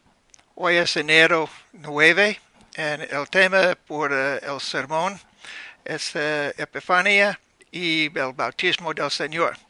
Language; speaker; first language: Spanish; non-native, learner; English